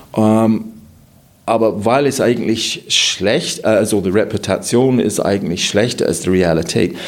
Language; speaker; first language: German; non-native, fluent; English